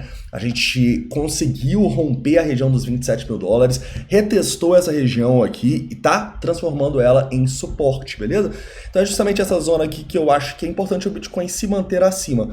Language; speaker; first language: Portuguese; native; Portuguese